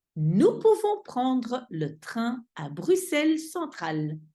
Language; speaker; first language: French; non-native, fluent; Dutch